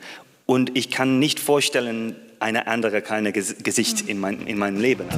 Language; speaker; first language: German; non-native, learner; English